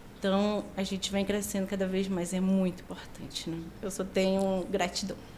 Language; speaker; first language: Portuguese; native; Portuguese